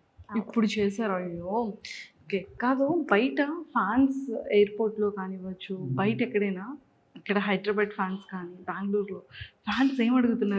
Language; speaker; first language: Telugu; native; Telugu